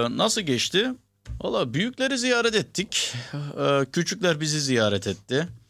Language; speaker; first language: Turkish; early bilingual, heritage; Turkish